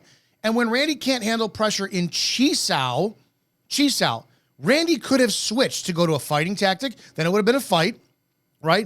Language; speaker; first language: English; native; English